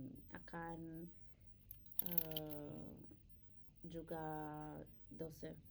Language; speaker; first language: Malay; non-native, learner; English